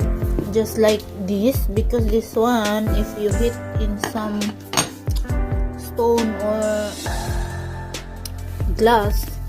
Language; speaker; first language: English; non-native, local second language; Filipino